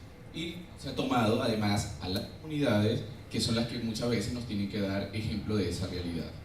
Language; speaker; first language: Spanish; native; Spanish